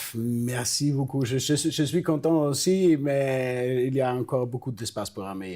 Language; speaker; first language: French; non-native, fluent; Italian